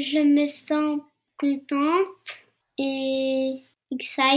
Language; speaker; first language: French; early bilingual, heritage; French